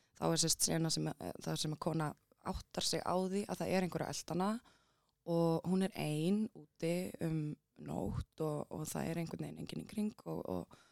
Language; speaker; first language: Icelandic; native; Icelandic